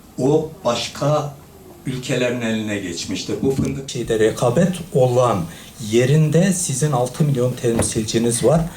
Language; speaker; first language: Turkish; native; Turkish